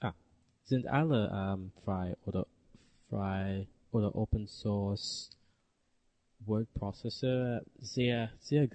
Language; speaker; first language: German; non-native, learner; English